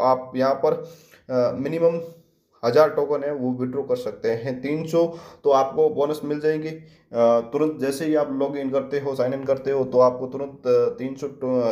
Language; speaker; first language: Hindi; native; Hindi